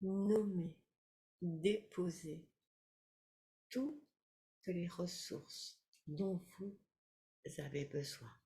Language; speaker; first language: French; native; French